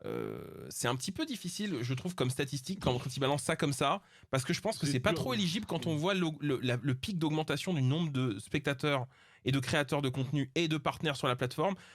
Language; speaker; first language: French; native; French